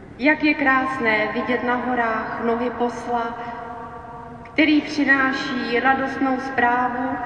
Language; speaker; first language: Czech; native; Czech